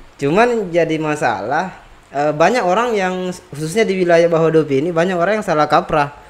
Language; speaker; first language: Indonesian; native; Indonesian